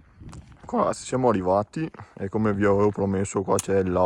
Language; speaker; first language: Italian; native; Italian